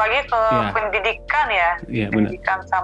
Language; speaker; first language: Indonesian; non-native, fluent; Russian